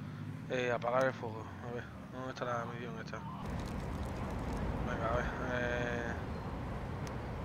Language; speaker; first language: Spanish; native; Spanish